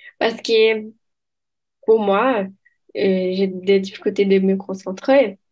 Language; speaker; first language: French; non-native, fluent; Portuguese